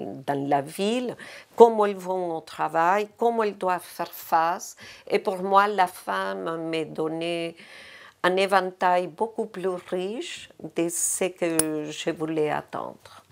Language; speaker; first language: French; non-native, fluent; Spanish